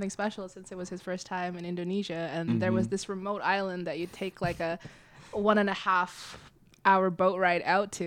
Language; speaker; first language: English; early bilingual, other home language; Indonesian